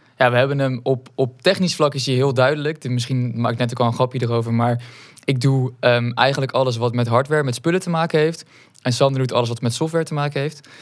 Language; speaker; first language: Dutch; native; Dutch